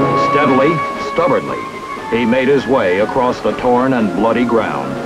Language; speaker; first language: English; native; English